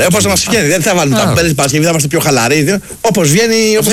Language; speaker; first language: Greek; native; Greek